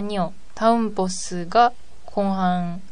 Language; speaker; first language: Korean; non-native, learner; Japanese